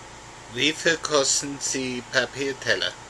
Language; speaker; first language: German; non-native, learner; English